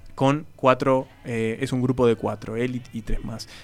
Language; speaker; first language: Spanish; native; Spanish